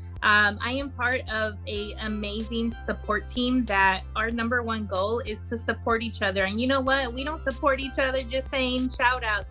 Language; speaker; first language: English; early bilingual, other home language; Spanish